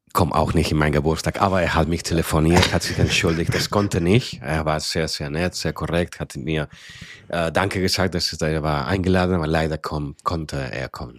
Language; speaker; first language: German; non-native, fluent; Spanish